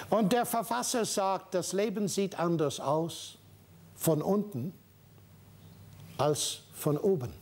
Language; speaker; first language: German; non-native, fluent; English